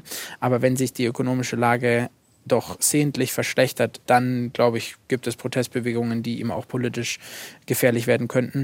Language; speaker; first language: German; native; German